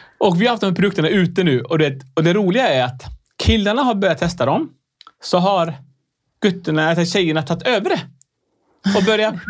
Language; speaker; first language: Swedish; early bilingual, other home language; Arabic